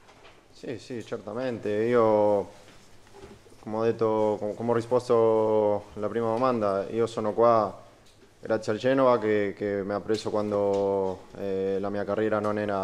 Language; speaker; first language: Italian; non-native, fluent; Spanish